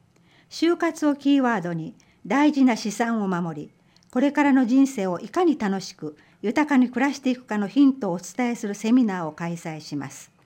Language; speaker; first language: Japanese; native; Japanese